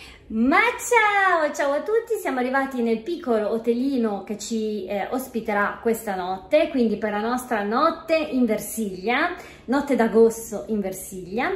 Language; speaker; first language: Italian; native; Italian